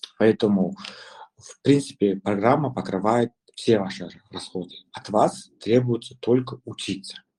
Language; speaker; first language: Russian; non-native, local second language; Kazakh